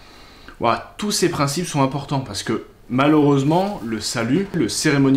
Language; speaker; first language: French; native; French